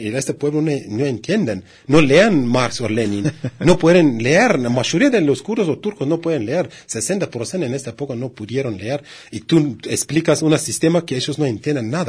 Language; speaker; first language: Spanish; non-native, learner; Kurdish